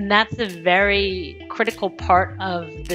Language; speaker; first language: English; native; English